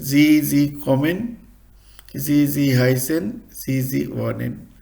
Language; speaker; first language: German; non-native, fluent; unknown